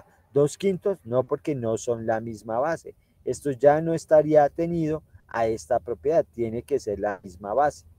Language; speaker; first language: Spanish; native; Spanish